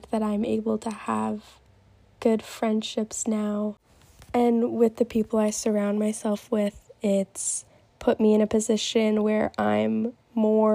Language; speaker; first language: English; native; English